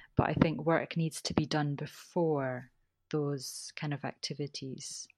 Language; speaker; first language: English; native; English